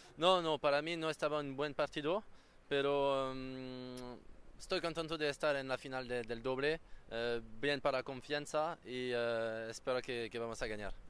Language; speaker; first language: Spanish; non-native, learner; French